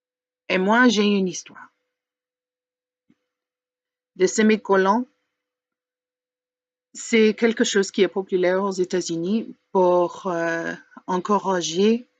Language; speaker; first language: French; non-native, learner; English